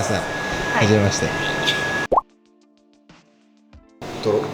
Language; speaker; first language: Japanese; native; Japanese